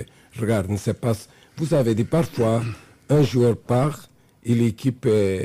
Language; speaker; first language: French; non-native, fluent; Portuguese